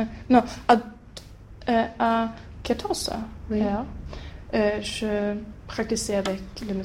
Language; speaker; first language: French; non-native, learner; Swedish